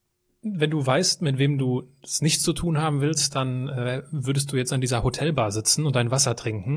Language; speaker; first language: German; native; German